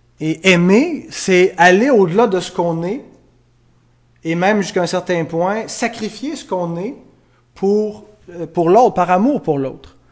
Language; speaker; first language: French; native; French